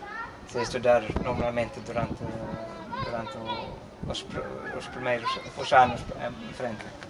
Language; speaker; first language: Portuguese; non-native, learner; Swedish